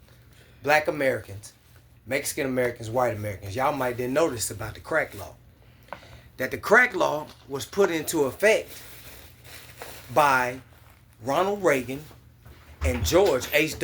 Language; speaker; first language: English; native; English